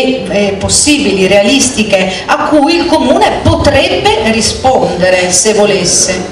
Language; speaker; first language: Italian; native; Italian